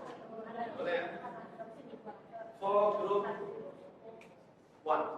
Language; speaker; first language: English; non-native, learner; Indonesian